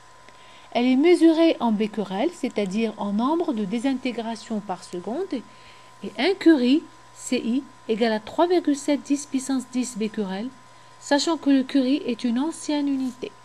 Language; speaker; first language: French; non-native, local second language; Arabic